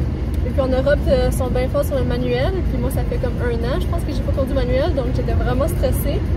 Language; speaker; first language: French; native; French